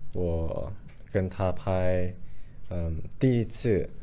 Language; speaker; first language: Chinese; non-native, learner; Thai